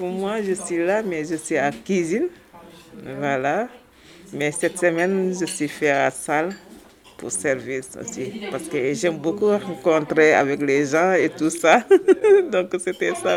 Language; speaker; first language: French; non-native, learner; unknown